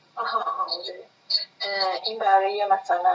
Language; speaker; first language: Persian; native; Persian